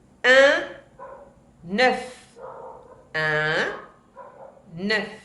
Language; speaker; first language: French; non-native, fluent; Spanish